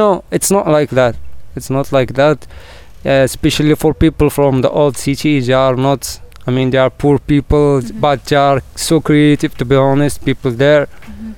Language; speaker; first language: English; non-native, learner; Arabic